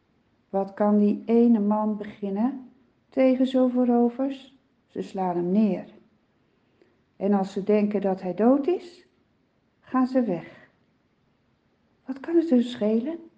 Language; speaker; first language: Dutch; native; Dutch